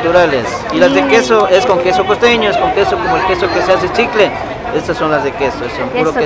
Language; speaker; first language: Spanish; native; Spanish